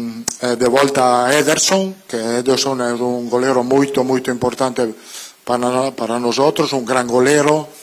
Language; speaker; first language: Portuguese; non-native, learner; Italian